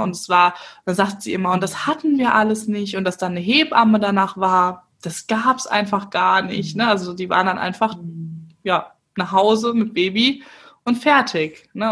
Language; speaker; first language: German; native; German